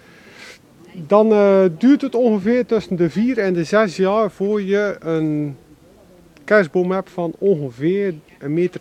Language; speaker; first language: Dutch; native; Dutch